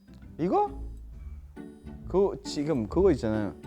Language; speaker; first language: Korean; non-native, fluent; Hindi